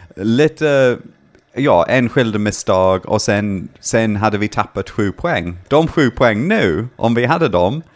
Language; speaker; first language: Swedish; non-native, learner; English